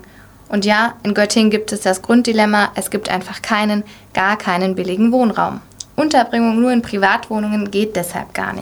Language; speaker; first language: German; native; German